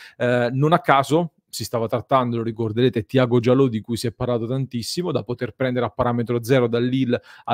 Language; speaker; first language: Italian; native; Italian